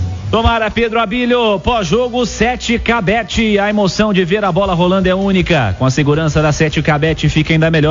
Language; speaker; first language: Portuguese; native; Portuguese